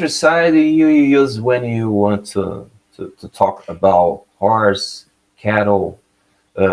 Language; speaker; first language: English; non-native, learner; Portuguese